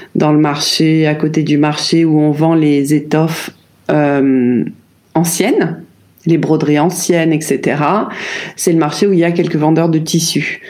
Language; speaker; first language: French; native; French